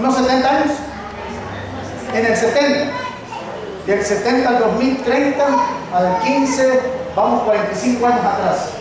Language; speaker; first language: Spanish; native; Spanish